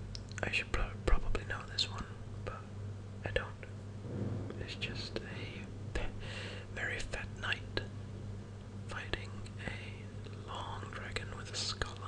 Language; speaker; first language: English; non-native, fluent; Danish